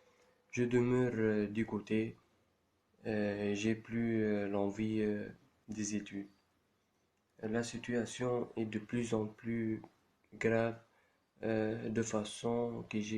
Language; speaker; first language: French; non-native, local second language; Arabic